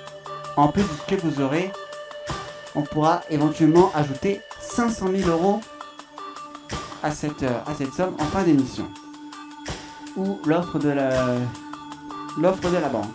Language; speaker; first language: French; native; French